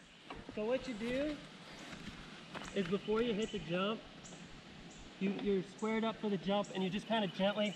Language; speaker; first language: English; native; English